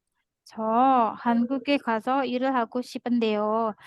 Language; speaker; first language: Korean; non-native, learner; Indonesian